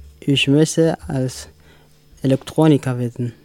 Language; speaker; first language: German; non-native, learner; Tigrinya